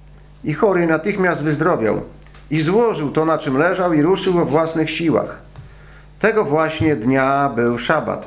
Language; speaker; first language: Polish; native; Polish